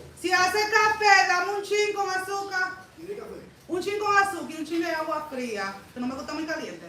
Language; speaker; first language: Spanish; early bilingual, heritage; Spanish